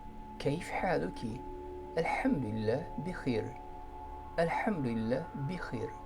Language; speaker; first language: Arabic; non-native, fluent; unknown